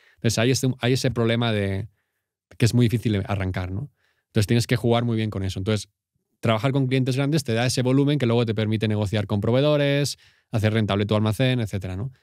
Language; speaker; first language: Spanish; native; Spanish